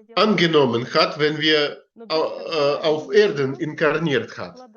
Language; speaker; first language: German; non-native, learner; Russian